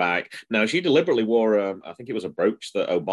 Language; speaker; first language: English; native; English